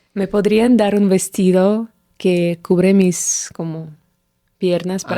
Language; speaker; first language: Spanish; non-native, fluent; Russian